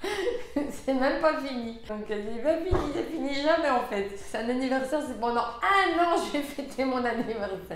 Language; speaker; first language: French; native; French